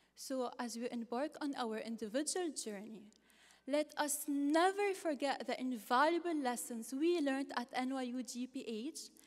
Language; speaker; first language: English; non-native, fluent; Arabic